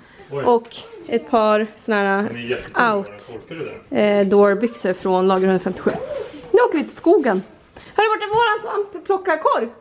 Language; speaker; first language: Swedish; native; Swedish